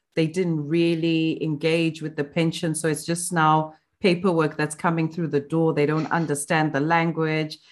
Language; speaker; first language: English; non-native, local second language; Shona